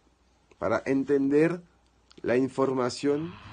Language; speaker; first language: Spanish; non-native, learner; French